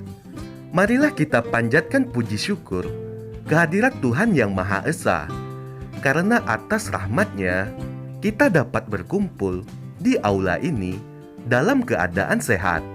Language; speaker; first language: Indonesian; native; Indonesian